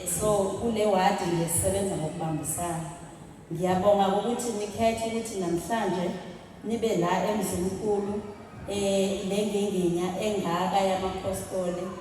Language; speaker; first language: Zulu; native; Zulu